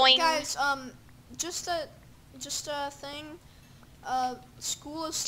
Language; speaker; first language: English; native; English